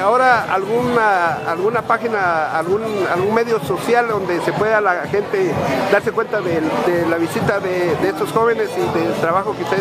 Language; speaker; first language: Spanish; native; Spanish